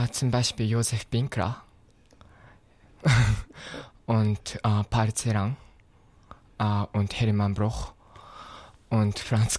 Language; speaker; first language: German; non-native, fluent; Japanese